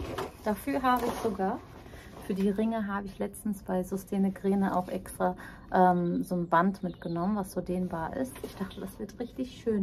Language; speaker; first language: German; early bilingual, other home language; Turkish